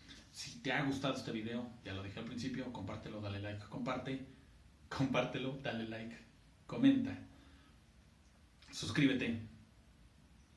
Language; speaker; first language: Spanish; native; Spanish